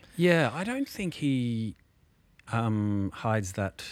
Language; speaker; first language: English; native; English